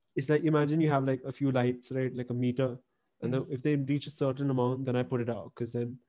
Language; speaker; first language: English; native; English